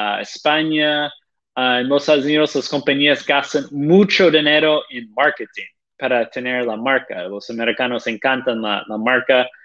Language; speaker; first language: Spanish; non-native, fluent; Portuguese